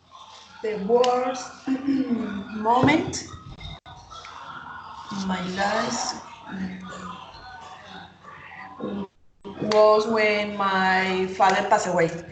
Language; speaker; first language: English; non-native, learner; Spanish